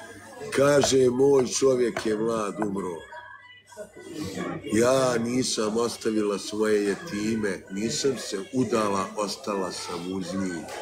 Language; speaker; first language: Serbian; early bilingual, heritage; Bosnian